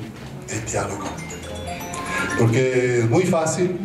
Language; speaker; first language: Spanish; non-native, fluent; Italian